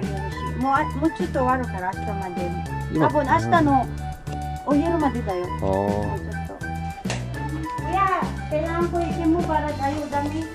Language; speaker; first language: Japanese; non-native, learner; Filipino